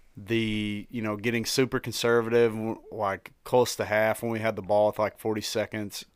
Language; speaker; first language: English; native; English